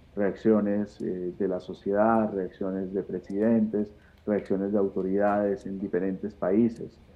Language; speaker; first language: Spanish; native; Spanish